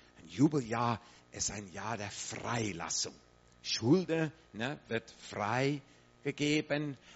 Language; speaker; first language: German; non-native, fluent; English